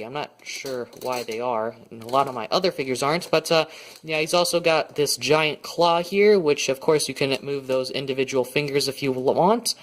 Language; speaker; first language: English; native; English